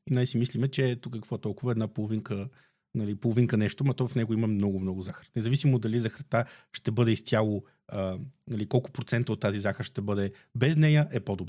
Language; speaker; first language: Bulgarian; native; Bulgarian